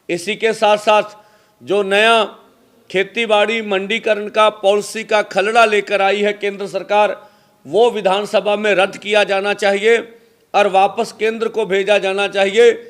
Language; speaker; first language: Hindi; non-native, local second language; Punjabi